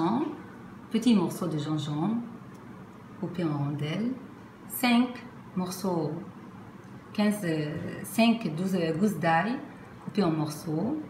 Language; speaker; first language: French; non-native, fluent; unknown